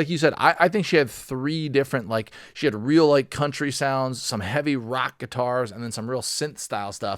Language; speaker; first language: English; native; English